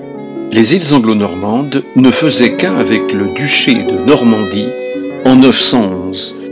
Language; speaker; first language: French; native; French